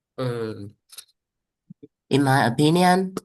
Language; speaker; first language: English; non-native, learner; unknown